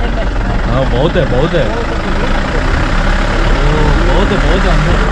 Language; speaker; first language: Hindi; non-native, local second language; Malayalam